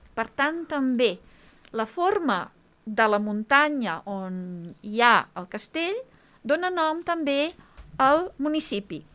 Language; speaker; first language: Catalan; native; Catalan